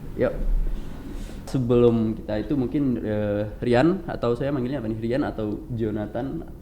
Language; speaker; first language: Indonesian; native; Indonesian